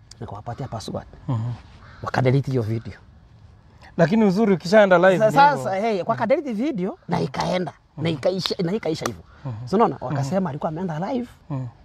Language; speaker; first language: Swahili; non-native, local second language; Gusii